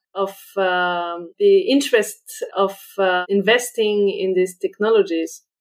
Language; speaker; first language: English; non-native, fluent; French